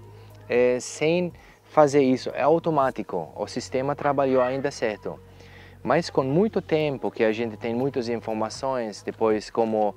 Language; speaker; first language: Portuguese; non-native, learner; German